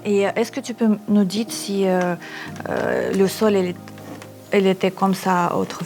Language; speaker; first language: French; non-native, learner; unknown